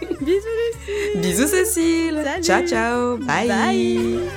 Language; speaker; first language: French; native; French